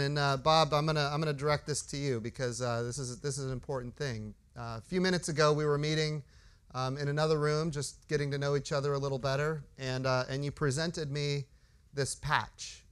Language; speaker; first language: English; native; English